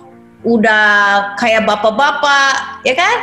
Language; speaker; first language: Indonesian; non-native, fluent; English